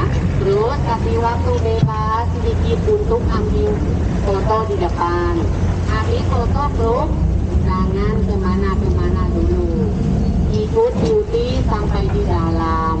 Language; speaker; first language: Indonesian; non-native, fluent; Thai